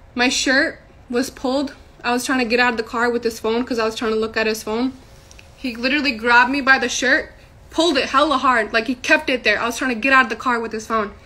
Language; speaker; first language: English; early bilingual, other home language; Punjabi